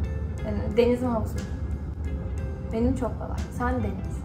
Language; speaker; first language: Turkish; early bilingual, heritage; Turkish